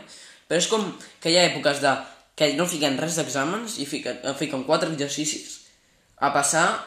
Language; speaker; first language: Catalan; non-native, local second language; Spanish